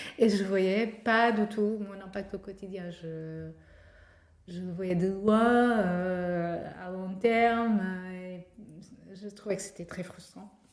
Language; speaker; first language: French; non-native, fluent; Portuguese